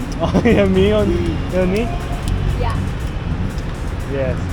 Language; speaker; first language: English; non-native, learner; Korean